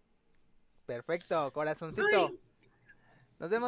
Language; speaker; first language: Spanish; native; Spanish